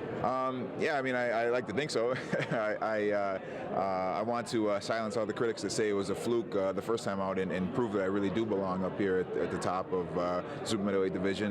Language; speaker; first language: English; native; English